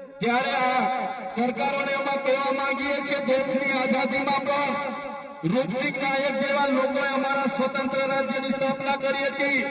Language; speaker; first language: Gujarati; non-native, local second language; Bhili